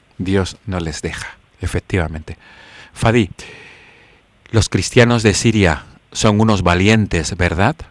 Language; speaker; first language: Spanish; native; Spanish